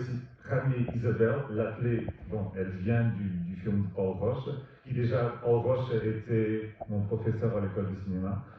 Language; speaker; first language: French; non-native, fluent; Portuguese